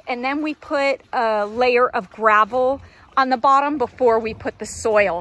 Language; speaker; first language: English; native; English